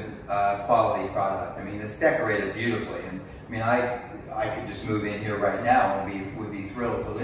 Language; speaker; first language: English; native; English